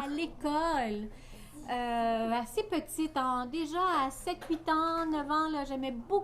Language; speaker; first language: French; native; French